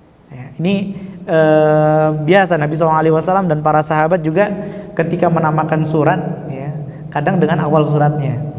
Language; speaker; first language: Indonesian; native; Indonesian